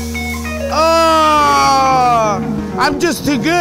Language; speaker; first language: English; early bilingual, other home language; Spanish